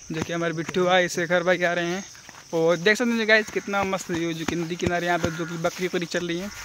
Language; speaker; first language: Hindi; native; Hindi